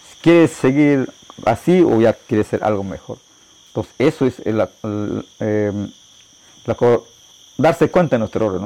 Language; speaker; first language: Spanish; non-native, local second language; Shipibo-Conibo